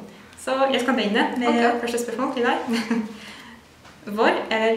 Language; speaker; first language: Norwegian; non-native, fluent; Polish